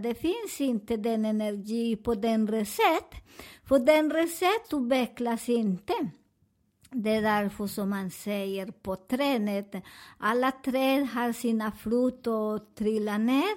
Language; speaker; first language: Swedish; non-native, learner; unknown